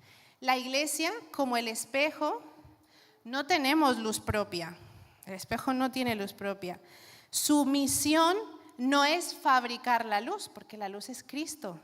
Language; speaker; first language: Spanish; native; Spanish